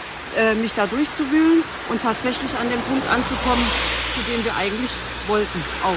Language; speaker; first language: German; native; German